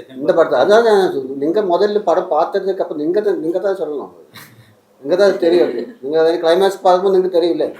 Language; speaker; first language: Tamil; non-native, learner; Malayalam